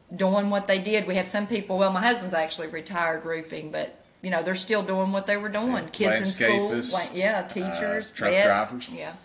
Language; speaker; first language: English; native; English